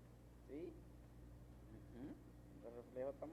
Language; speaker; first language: Spanish; native; Spanish